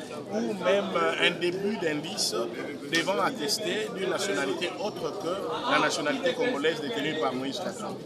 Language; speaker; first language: French; non-native, local second language; Lingala